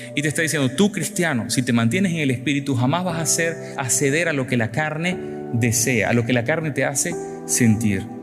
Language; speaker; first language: Spanish; native; Spanish